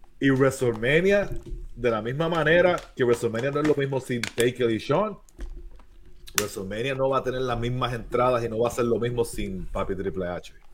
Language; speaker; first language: Spanish; native; Spanish